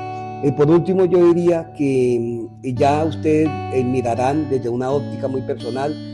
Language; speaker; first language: Spanish; native; Spanish